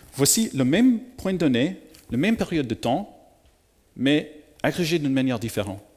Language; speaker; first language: French; native; French